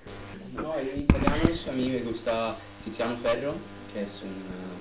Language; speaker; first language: Spanish; non-native, learner; Italian